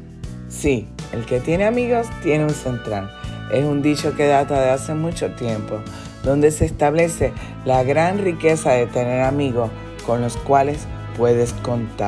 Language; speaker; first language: Spanish; native; Spanish